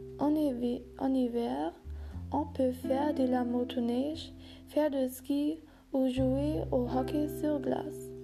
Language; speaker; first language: French; non-native, learner; German